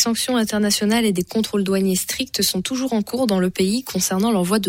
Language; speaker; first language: French; native; French